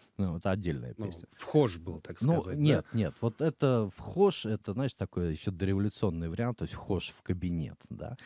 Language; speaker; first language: Russian; native; Russian